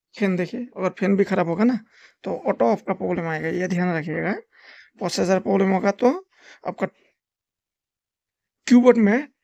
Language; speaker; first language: Hindi; non-native, local second language; Nepali